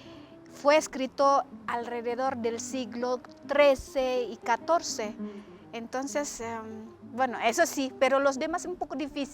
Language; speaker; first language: Spanish; non-native, fluent; Indonesian